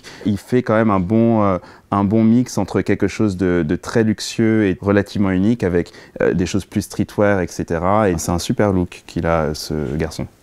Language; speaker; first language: French; native; French